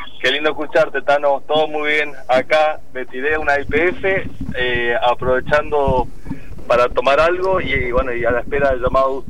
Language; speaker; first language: Spanish; native; Spanish